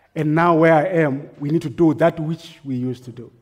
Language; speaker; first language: English; non-native, local second language; Northern Sotho